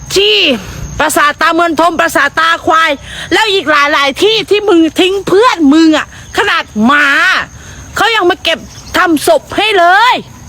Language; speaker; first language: Thai; native; Thai